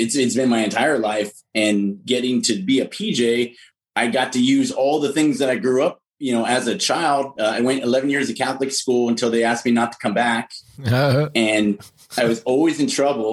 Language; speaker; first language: English; native; English